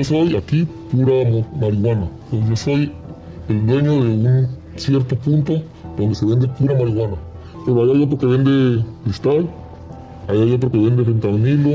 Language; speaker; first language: Spanish; native; Spanish